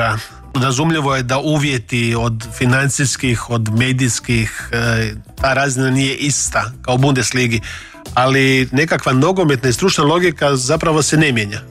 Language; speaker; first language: Croatian; native; Croatian